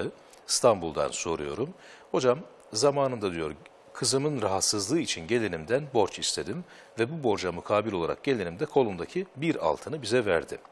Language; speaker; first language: Turkish; native; Turkish